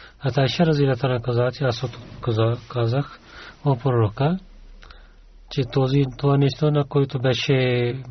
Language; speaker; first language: Bulgarian; non-native, learner; Urdu